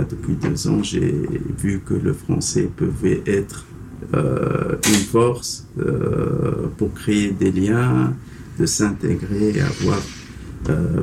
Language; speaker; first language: French; non-native, local second language; Arabic